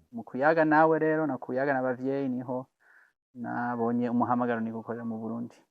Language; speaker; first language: Rundi; non-native, fluent; English